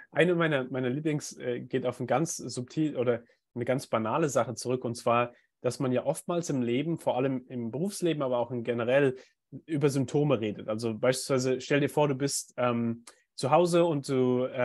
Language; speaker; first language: German; native; German